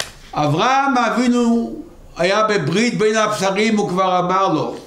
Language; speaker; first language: Hebrew; non-native, local second language; Yiddish